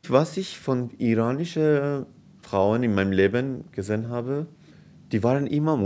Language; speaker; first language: German; non-native, fluent; Persian